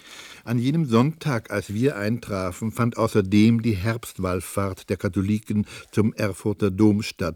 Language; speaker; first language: German; native; German